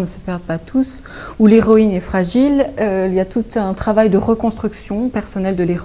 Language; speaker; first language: French; native; French